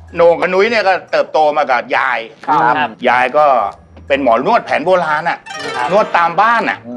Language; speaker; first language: Thai; native; Thai